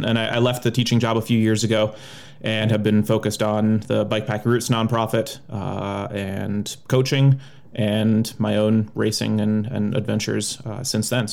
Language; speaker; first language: English; native; English